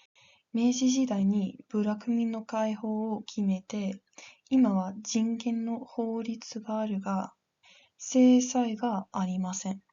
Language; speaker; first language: Japanese; non-native, learner; English